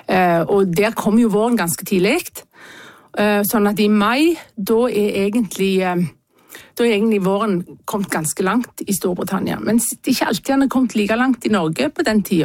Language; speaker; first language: Norwegian; native; Norwegian